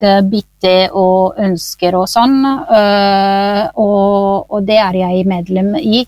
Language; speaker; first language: Norwegian; non-native, fluent; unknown